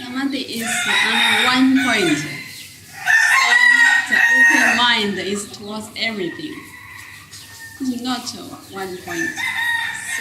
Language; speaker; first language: English; non-native, learner; Chinese